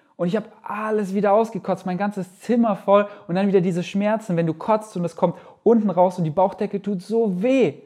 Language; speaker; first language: German; native; German